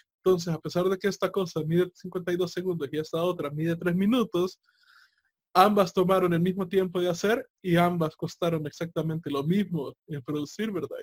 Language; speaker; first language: Spanish; native; Spanish